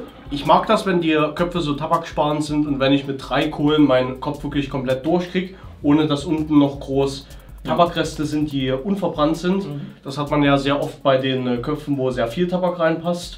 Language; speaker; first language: German; native; German